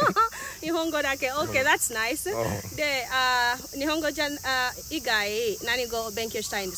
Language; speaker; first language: Japanese; non-native, fluent; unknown